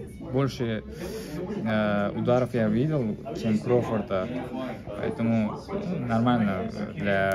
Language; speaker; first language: Russian; non-native, local second language; Uzbek